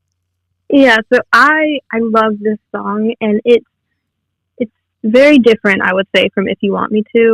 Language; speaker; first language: English; native; English